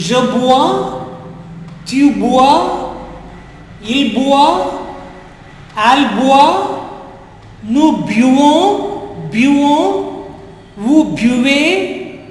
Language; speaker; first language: French; non-native, fluent; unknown